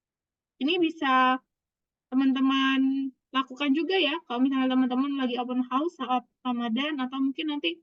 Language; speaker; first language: Indonesian; native; Indonesian